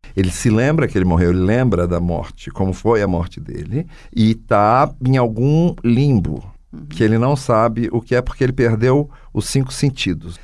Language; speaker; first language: Portuguese; native; Portuguese